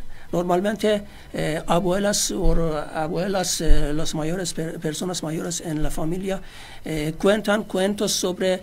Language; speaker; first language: Spanish; non-native, fluent; Persian